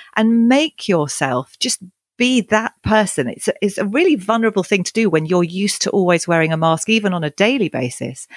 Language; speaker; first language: English; native; English